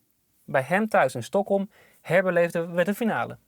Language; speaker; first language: Dutch; native; Dutch